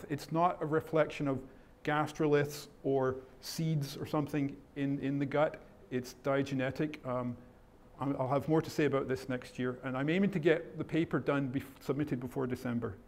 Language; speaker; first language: English; native; English